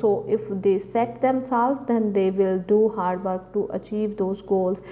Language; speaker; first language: English; non-native, local second language; Punjabi